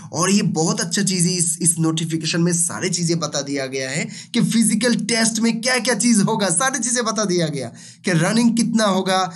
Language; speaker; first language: Hindi; non-native, local second language; Bangla